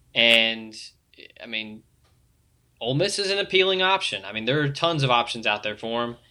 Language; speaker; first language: English; native; English